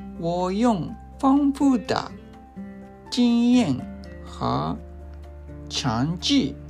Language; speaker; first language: Chinese; non-native, fluent; Japanese